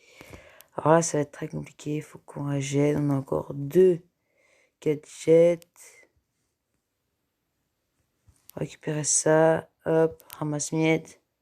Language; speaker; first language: French; native; French